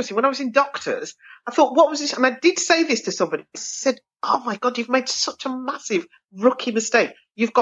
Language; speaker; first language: English; native; English